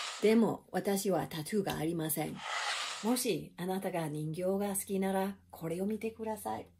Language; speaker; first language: Japanese; non-native, fluent; English